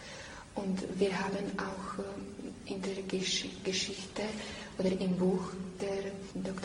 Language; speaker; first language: German; non-native, learner; Slovak